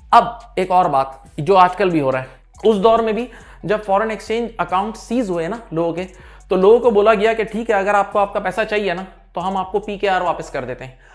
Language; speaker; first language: Urdu; native; Urdu